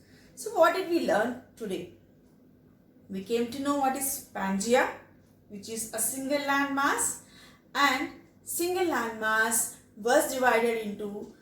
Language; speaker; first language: English; non-native, local second language; Telugu